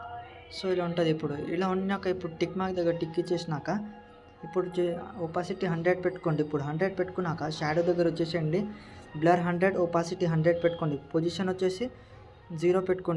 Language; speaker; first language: Telugu; native; Telugu